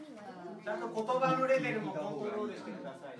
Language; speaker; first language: Japanese; native; Japanese